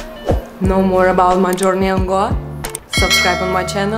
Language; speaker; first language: English; non-native, learner; Russian